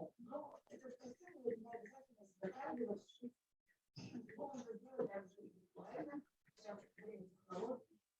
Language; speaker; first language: Russian; native; Russian